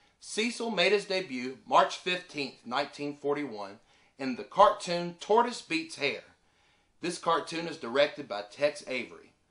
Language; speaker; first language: English; native; English